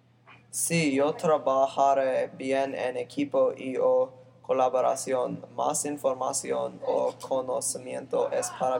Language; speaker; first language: Spanish; non-native, learner; English